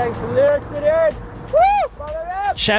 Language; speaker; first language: English; non-native, local second language; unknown